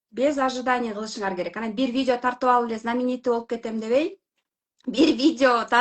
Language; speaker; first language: Kyrgyz; non-native, local second language; Russian